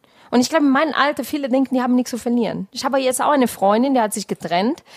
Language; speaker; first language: German; non-native, fluent; Portuguese